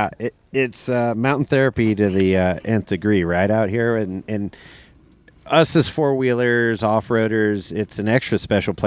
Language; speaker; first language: English; native; English